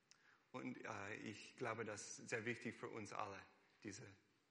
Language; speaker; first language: German; non-native, fluent; Hungarian